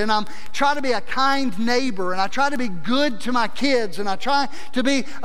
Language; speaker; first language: English; native; English